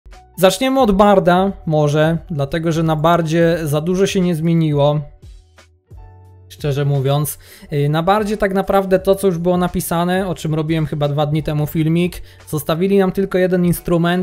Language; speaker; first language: Polish; native; Polish